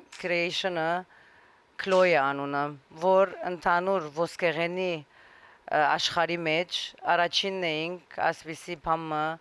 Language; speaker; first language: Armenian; native; Armenian